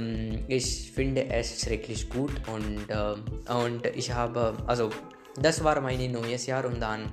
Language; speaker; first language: German; non-native, learner; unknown